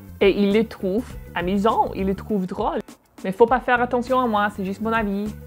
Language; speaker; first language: French; non-native, fluent; English